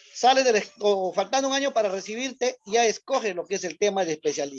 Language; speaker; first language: Spanish; native; Spanish